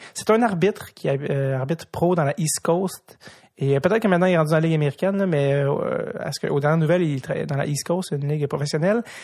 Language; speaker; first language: French; native; French